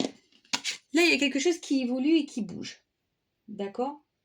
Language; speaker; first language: French; native; French